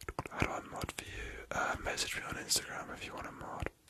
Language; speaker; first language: English; native; English